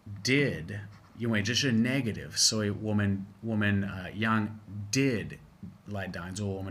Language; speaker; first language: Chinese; non-native, fluent; English